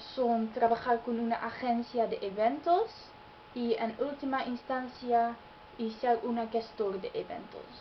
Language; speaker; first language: Spanish; non-native, learner; Dutch